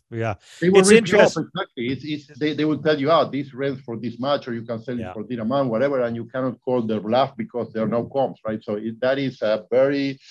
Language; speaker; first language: English; non-native, fluent; Spanish